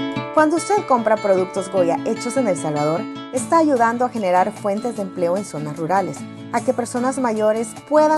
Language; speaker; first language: Spanish; native; Spanish